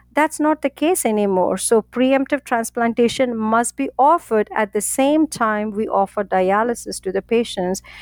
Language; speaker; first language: English; non-native, local second language; Tamil